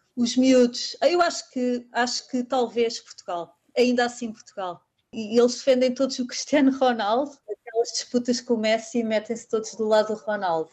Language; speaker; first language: Portuguese; native; Portuguese